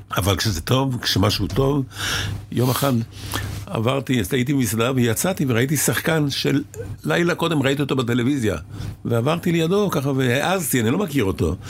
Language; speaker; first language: Hebrew; early bilingual, other home language; Arabic